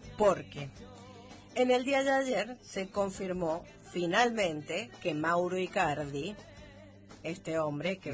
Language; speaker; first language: Spanish; native; Spanish